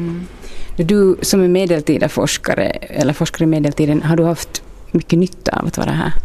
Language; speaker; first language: Swedish; native; Swedish